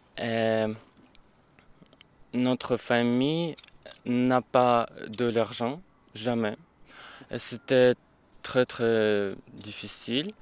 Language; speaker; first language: French; non-native, learner; Ukrainian